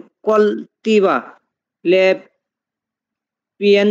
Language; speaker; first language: Italian; non-native, learner; Bangla